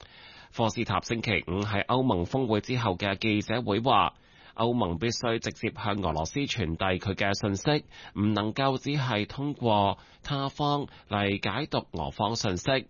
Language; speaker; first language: Cantonese; native; Cantonese